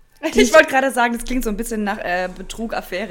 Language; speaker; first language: German; native; German